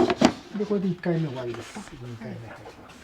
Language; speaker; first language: Japanese; native; Japanese